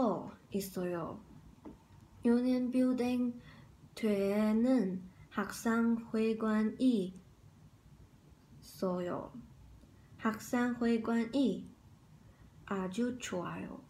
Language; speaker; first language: Korean; non-native, learner; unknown